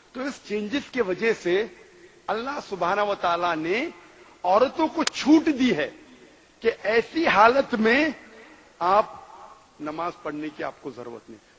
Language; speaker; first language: Urdu; non-native, local second language; Konkani